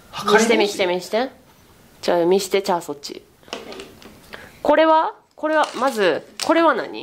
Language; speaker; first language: Japanese; native; Japanese